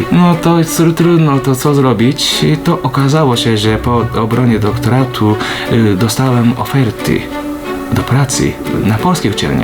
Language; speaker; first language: Polish; non-native, fluent; Japanese